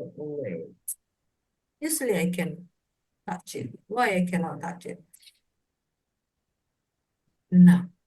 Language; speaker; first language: English; non-native, fluent; Indonesian